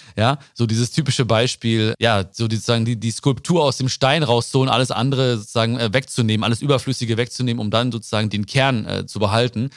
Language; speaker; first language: German; early bilingual, other home language; Malayalam